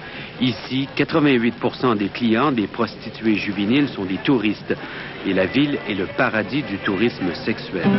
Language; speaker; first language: French; native; French